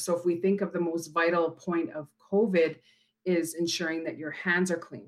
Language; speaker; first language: English; native; English